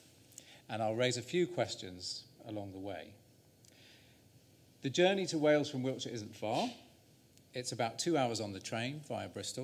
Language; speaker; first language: English; native; English